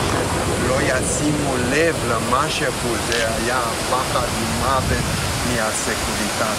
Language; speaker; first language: Hebrew; non-native, fluent; Romanian